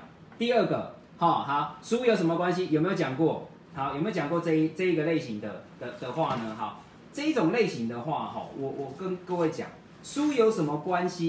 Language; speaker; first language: Chinese; native; Chinese